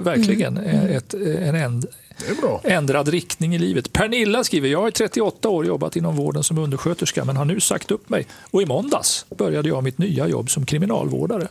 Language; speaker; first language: Swedish; native; Swedish